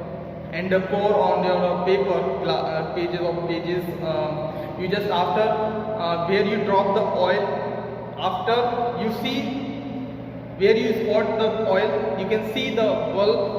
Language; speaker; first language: English; non-native, local second language; Hindi